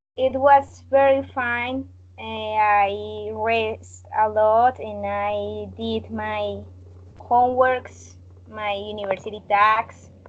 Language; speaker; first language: English; non-native, learner; Spanish